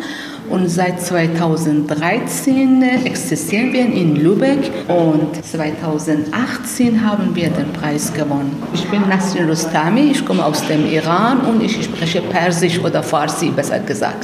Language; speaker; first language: German; non-native, learner; Persian